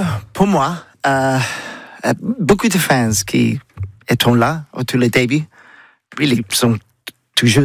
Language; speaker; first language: French; non-native, learner; English